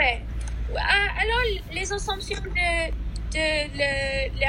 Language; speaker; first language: French; non-native, learner; English